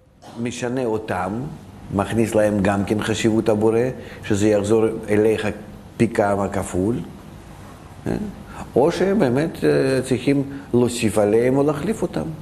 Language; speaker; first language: Hebrew; non-native, fluent; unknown